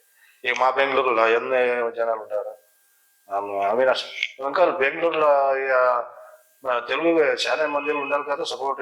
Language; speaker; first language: Telugu; non-native, learner; Kannada